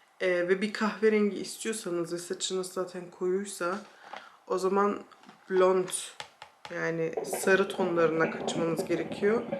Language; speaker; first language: Turkish; early bilingual, heritage; Turkish